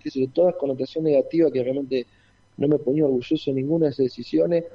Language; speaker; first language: Spanish; native; Spanish